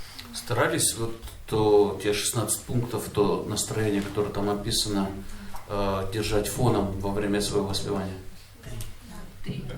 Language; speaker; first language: Russian; native; Russian